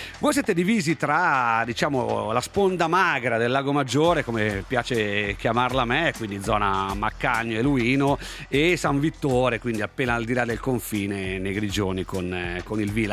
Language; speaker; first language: Italian; native; Italian